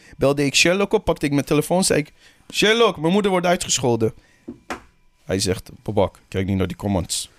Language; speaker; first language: Dutch; early bilingual, other home language; Persian